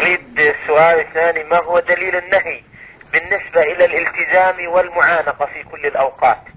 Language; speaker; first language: Arabic; native; Arabic